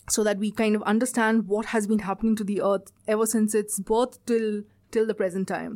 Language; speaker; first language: English; non-native, local second language; Bangla